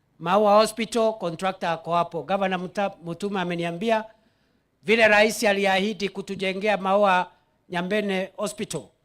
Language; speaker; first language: Swahili; non-native, local second language; Meru